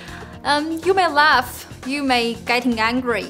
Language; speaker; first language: English; non-native, fluent; Chinese